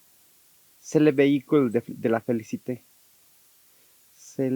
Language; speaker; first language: French; non-native, learner; Spanish